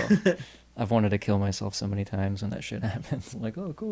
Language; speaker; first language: English; native; English